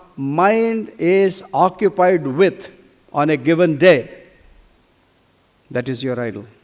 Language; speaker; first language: English; non-native, local second language; Telugu